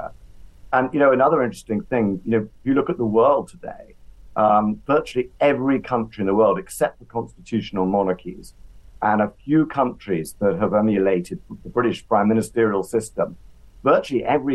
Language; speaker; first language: English; native; English